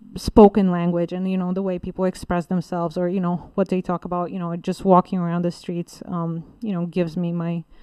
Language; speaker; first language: English; non-native, fluent; Bulgarian